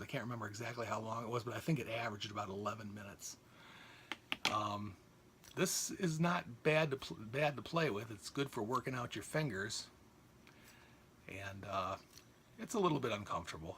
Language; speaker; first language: English; native; English